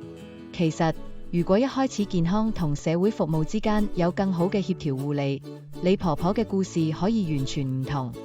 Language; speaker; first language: Cantonese; native; Cantonese